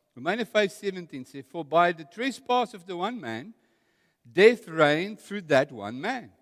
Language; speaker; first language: English; non-native, local second language; Afrikaans